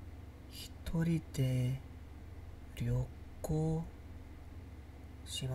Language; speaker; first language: Japanese; non-native, learner; English